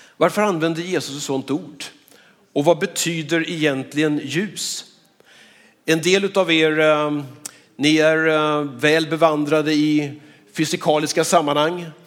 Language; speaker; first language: Swedish; native; Swedish